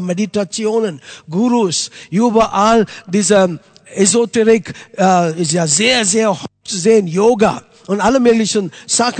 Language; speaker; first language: German; non-native, fluent; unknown